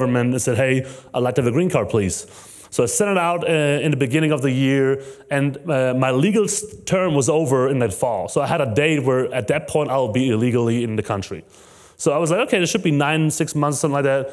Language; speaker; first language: English; non-native, fluent; German